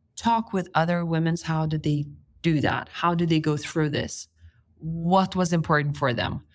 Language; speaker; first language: English; non-native, fluent; Lithuanian